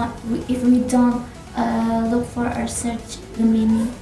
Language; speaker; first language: English; non-native, learner; Indonesian